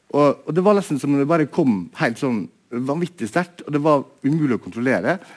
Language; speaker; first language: Norwegian; native; Norwegian